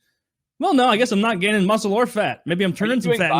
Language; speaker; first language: English; native; English